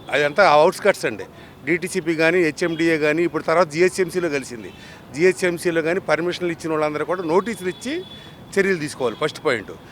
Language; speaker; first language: Telugu; native; Telugu